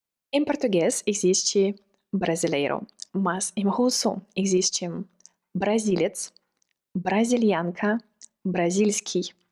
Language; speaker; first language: Portuguese; non-native, fluent; Russian